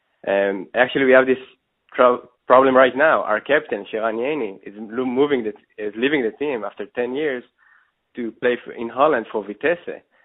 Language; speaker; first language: English; non-native, fluent; Hebrew